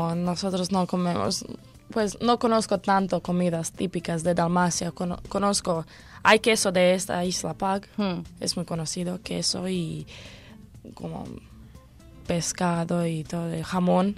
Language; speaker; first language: Spanish; non-native, learner; Croatian